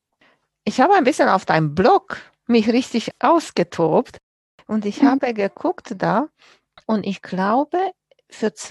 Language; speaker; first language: German; non-native, fluent; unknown